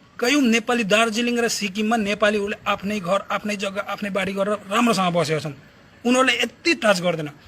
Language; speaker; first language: Nepali; native; Nepali